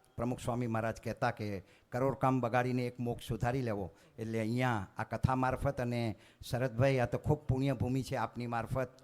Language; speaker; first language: Gujarati; native; Gujarati